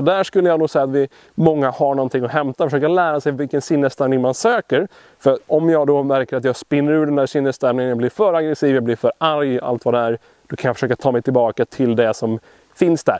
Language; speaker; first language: Swedish; native; Swedish